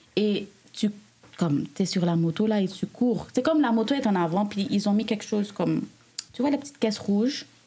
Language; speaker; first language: French; non-native, local second language; Haitian Creole